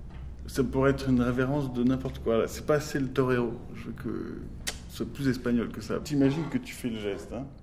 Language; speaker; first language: French; native; French